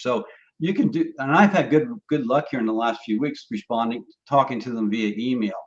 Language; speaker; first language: English; native; English